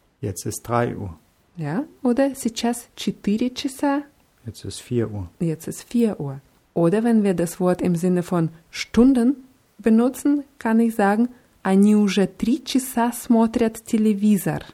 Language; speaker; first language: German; non-native, fluent; Russian